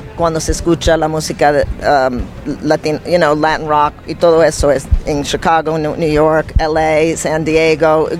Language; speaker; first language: Spanish; early bilingual, heritage; Spanish